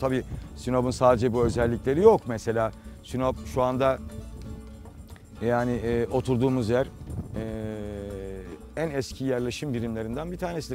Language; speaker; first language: Turkish; native; Turkish